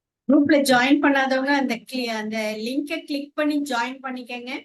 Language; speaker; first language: Tamil; native; Tamil